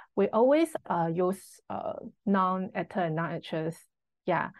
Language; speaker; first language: English; non-native, fluent; Chinese